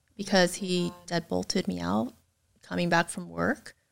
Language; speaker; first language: English; native; English